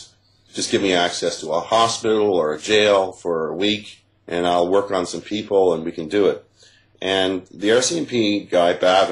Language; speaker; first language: English; native; English